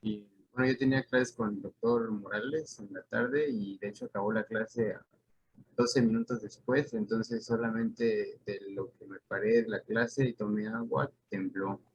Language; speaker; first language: Spanish; native; Spanish